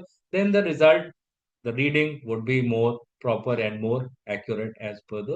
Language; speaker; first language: English; non-native, local second language; Hindi